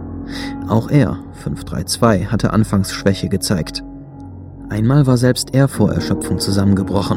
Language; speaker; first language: German; native; German